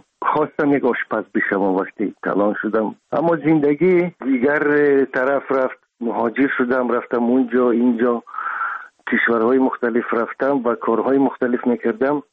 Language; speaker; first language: Persian; non-native, local second language; Russian